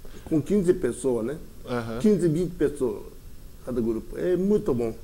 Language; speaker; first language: Portuguese; early bilingual, other home language; Japanese